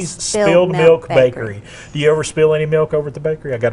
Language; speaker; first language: English; native; English